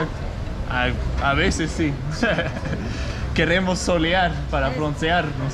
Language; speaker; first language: Spanish; non-native, learner; Danish